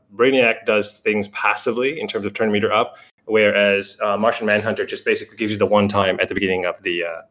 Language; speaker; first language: English; native; English